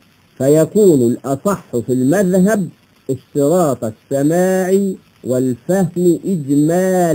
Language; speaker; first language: Arabic; native; Arabic